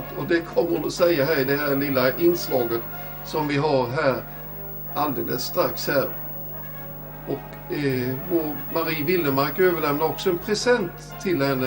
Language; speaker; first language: Swedish; native; Swedish